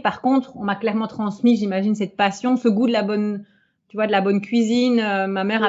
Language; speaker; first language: French; native; French